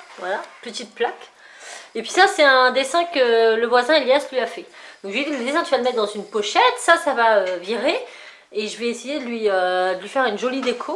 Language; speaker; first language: French; native; French